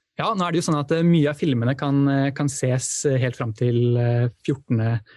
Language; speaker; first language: Norwegian; native; Norwegian